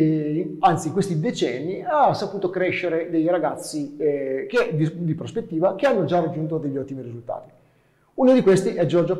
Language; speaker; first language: Italian; native; Italian